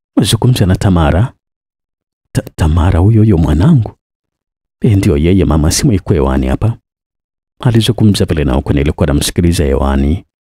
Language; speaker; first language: Swahili; native; Swahili